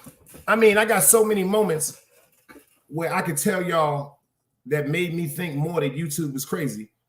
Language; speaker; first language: English; native; English